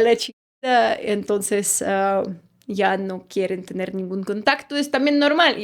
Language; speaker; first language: Spanish; non-native, fluent; Russian